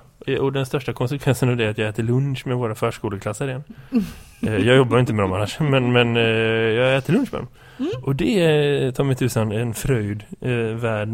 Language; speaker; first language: Swedish; native; Swedish